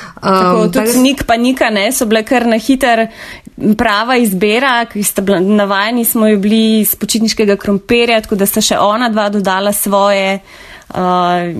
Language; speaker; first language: Slovenian; native; Slovenian